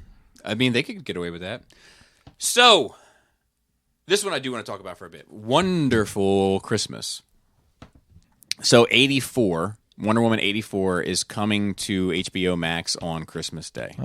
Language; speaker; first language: English; native; English